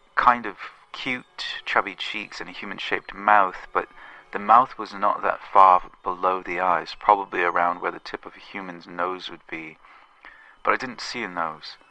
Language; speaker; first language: English; native; English